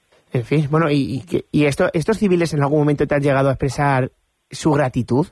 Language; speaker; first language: Spanish; native; Spanish